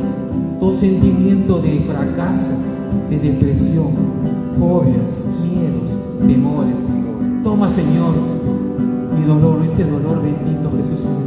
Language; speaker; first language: Spanish; native; Spanish